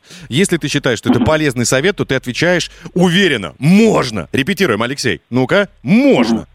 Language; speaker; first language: Russian; native; Russian